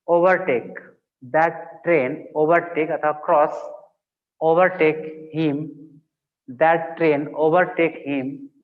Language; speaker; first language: English; non-native, local second language; Nepali